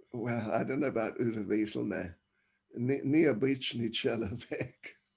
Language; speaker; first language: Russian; non-native, learner; English